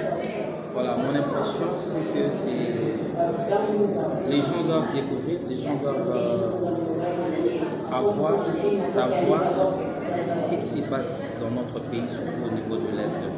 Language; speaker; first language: French; non-native, local second language; Lingala